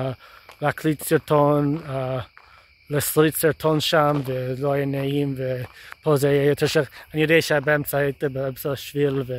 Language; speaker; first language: Hebrew; non-native, fluent; English